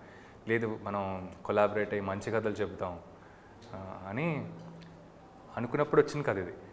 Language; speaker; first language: Telugu; native; Telugu